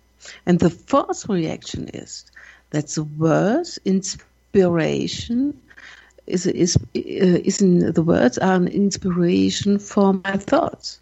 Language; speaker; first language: English; non-native, learner; German